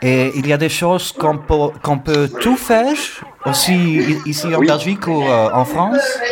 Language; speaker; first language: French; non-native, fluent; Dutch